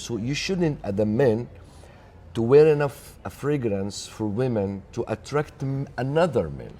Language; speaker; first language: English; non-native, learner; Arabic